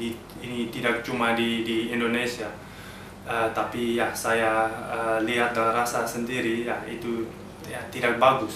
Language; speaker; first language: Indonesian; early bilingual, heritage; Dutch